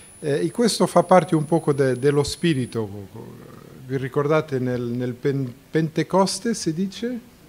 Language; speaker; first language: Italian; non-native, fluent; Portuguese